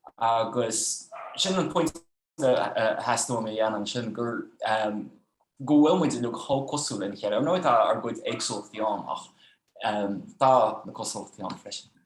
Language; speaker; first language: Irish; non-native, fluent; Dutch